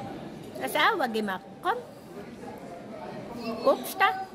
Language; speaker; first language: German; non-native, learner; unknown